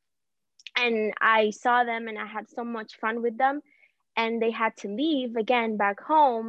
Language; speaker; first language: English; non-native, fluent; Spanish